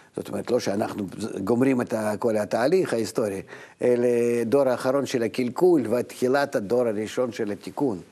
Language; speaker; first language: Hebrew; non-native, fluent; Russian